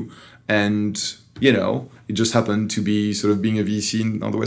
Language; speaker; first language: English; non-native, fluent; French